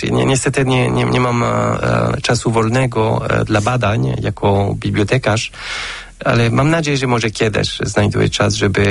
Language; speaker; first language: Polish; non-native, fluent; French